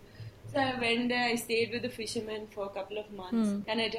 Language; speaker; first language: English; non-native, local second language; Tulu